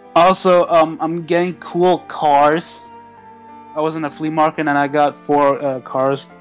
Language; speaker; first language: English; non-native, fluent; German